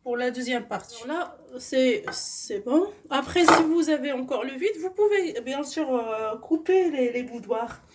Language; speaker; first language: French; non-native, local second language; Arabic